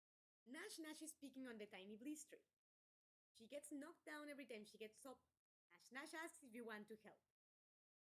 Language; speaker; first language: English; non-native, fluent; Spanish